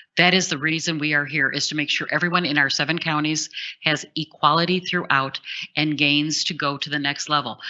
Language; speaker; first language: English; native; English